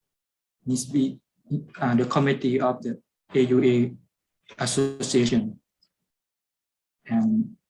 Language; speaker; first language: English; non-native, fluent; Lao